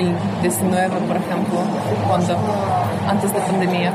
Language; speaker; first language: Spanish; non-native, learner; Russian